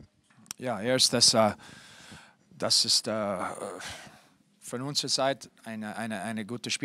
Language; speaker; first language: German; non-native, fluent; English